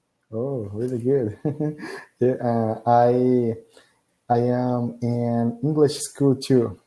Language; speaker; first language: English; non-native, learner; Portuguese